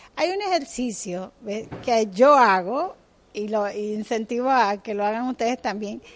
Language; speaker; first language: Spanish; native; Spanish